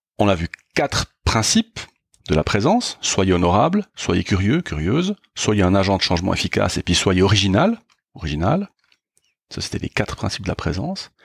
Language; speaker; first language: French; native; French